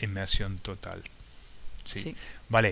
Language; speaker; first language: Spanish; non-native, fluent; English